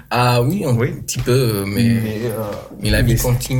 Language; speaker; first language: French; non-native, learner; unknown